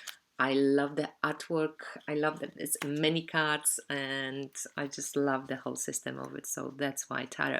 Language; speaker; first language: English; non-native, fluent; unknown